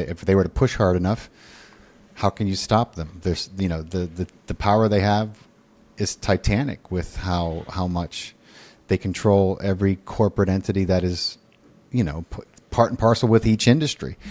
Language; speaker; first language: English; native; English